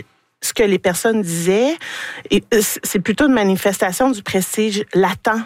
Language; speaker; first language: French; native; French